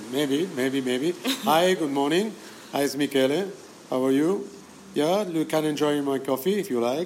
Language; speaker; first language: English; non-native, fluent; Italian